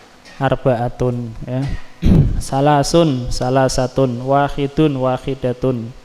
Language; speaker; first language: Arabic; non-native, fluent; Indonesian